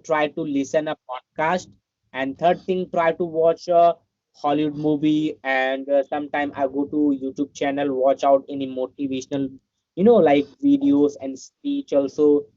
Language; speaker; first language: English; non-native, learner; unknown